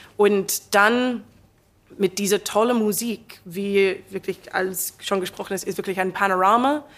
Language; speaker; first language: German; non-native, learner; English